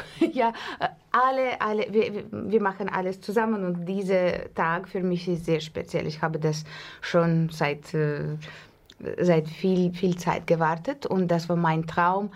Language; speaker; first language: German; non-native, fluent; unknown